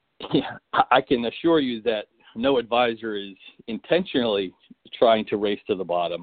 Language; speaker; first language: English; native; English